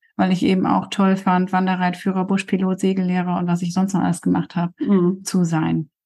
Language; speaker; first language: German; native; German